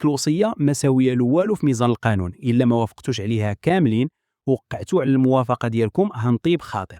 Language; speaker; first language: Arabic; native; Arabic